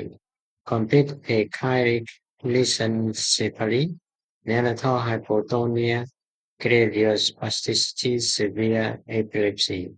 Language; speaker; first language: English; non-native, fluent; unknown